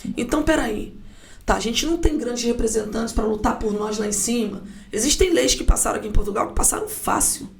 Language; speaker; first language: Portuguese; native; Portuguese